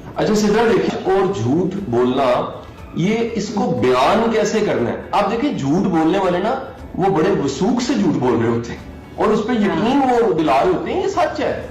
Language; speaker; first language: Urdu; non-native, local second language; Punjabi